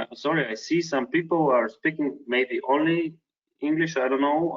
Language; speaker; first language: English; non-native, fluent; Bulgarian